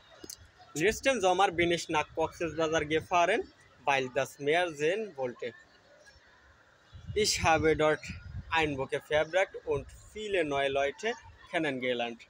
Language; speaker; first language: German; non-native, learner; Bangla